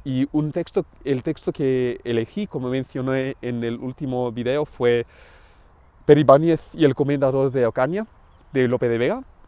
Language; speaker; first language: Spanish; non-native, fluent; English